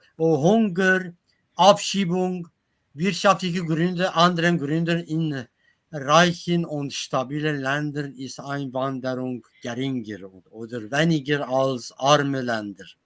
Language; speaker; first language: German; non-native, learner; Kurdish